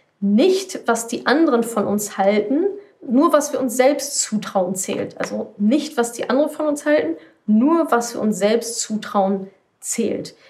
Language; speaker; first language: German; native; German